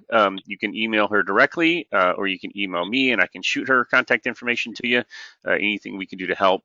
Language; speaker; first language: English; native; English